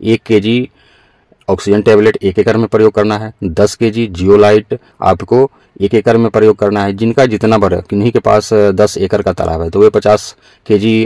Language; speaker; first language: Hindi; native; Hindi